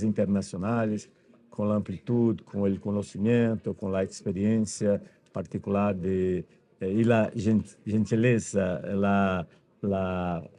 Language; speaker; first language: Spanish; non-native, fluent; Portuguese